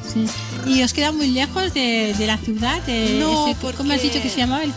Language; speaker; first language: Spanish; native; Spanish